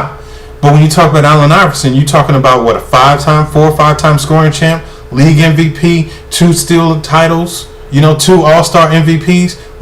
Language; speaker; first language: English; native; English